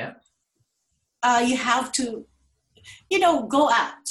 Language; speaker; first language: English; non-native, local second language; Filipino